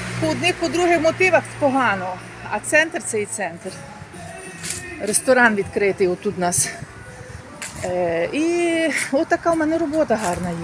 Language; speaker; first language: Ukrainian; native; Ukrainian